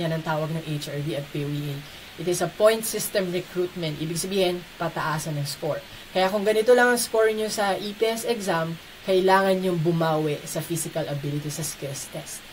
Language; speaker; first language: Filipino; native; Filipino